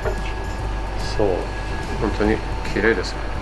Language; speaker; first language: Japanese; non-native, fluent; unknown